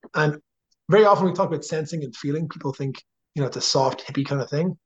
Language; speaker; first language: English; native; English